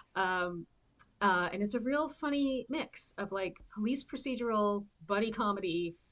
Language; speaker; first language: English; native; English